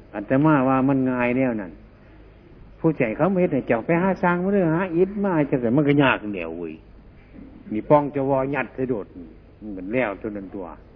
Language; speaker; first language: Thai; native; Thai